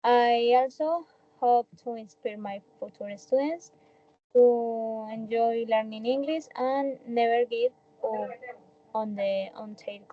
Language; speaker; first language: English; non-native, learner; Spanish